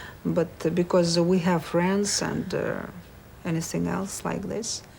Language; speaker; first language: English; non-native, learner; Russian